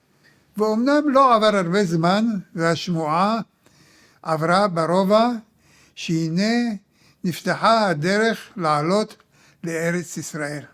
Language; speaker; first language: Hebrew; early bilingual, other home language; Arabic